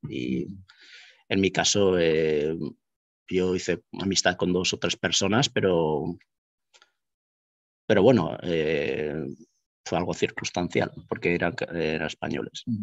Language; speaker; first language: Spanish; native; Spanish